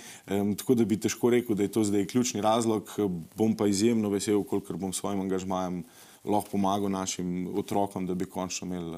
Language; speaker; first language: Slovenian; native; Slovenian